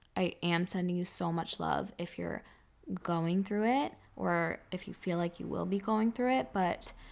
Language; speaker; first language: English; native; English